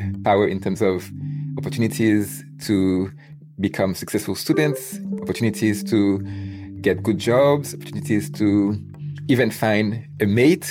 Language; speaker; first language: English; non-native, fluent; Haitian Creole